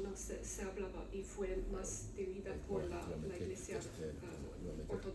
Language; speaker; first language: Spanish; non-native, learner; Romanian